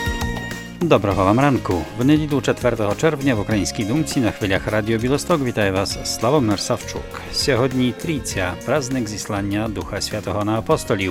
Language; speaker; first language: Ukrainian; native; Ukrainian